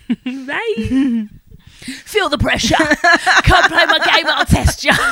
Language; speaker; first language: English; native; English